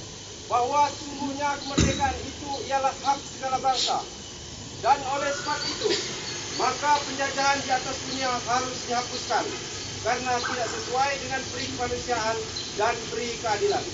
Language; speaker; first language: Indonesian; native; Indonesian